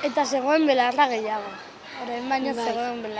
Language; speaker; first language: Basque; non-native, local second language; Spanish